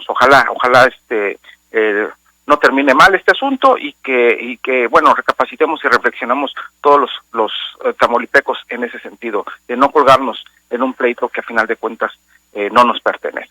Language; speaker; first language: Spanish; native; Spanish